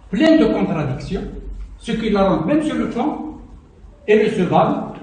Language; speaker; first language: French; non-native, local second language; Arabic